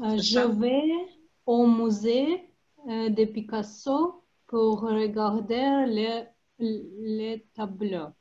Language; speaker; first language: French; non-native, learner; Russian